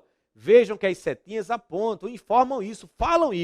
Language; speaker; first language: Portuguese; native; Portuguese